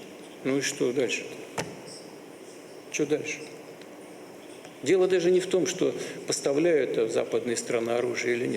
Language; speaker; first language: Russian; native; Russian